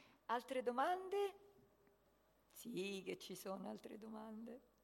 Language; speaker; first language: Italian; native; Italian